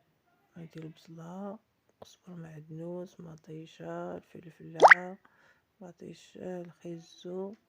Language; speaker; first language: Arabic; native; Arabic